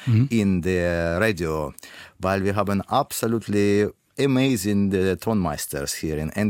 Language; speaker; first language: German; non-native, learner; Russian